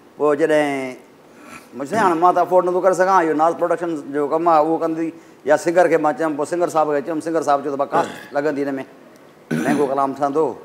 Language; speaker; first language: Sindhi; native; Sindhi